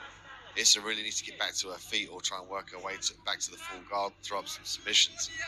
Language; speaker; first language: English; native; English